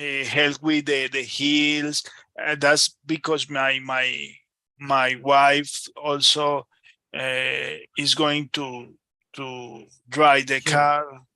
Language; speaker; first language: English; non-native, learner; Spanish